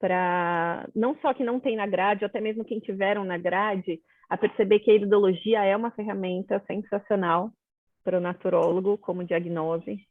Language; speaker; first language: Portuguese; native; Portuguese